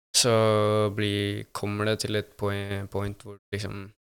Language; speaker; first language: Norwegian; native; Norwegian